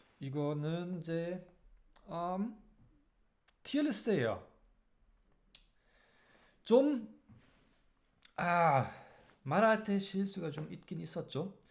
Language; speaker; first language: Korean; non-native, learner; German